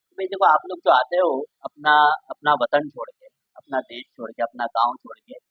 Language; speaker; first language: Hindi; non-native, local second language; Gujarati